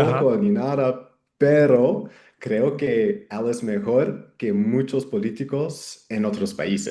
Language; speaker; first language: Spanish; non-native, fluent; English